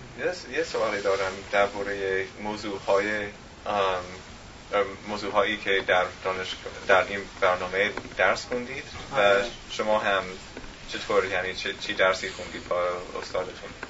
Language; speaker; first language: Persian; non-native, fluent; English